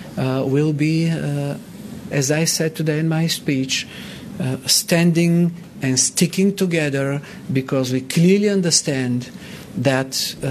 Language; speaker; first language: English; non-native, fluent; Bulgarian